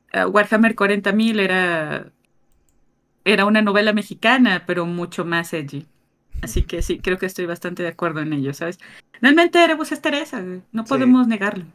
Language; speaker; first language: Spanish; native; Spanish